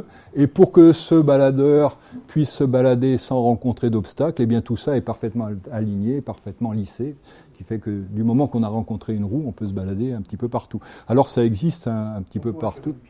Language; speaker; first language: French; native; French